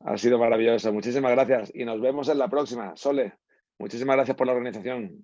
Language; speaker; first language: Spanish; native; Spanish